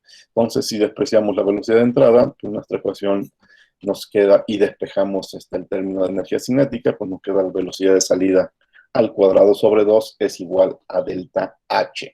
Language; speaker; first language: Spanish; native; Spanish